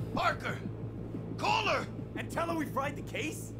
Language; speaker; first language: English; native; English